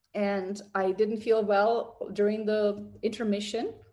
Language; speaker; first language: English; non-native, fluent; Czech